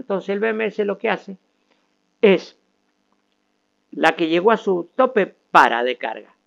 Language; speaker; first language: Spanish; native; Spanish